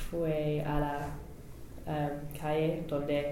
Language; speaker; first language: Spanish; non-native, learner; English